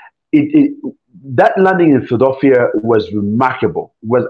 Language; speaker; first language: English; non-native, local second language; Ganda